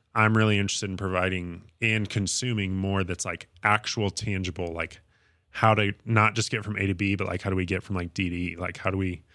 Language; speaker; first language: English; native; English